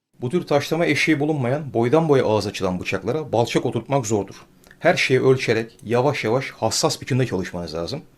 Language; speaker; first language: Turkish; native; Turkish